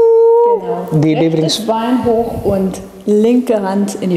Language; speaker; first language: German; native; German